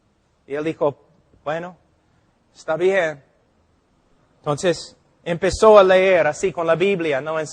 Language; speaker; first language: Spanish; non-native, fluent; English